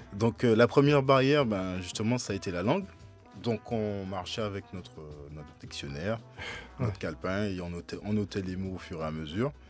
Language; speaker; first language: French; native; French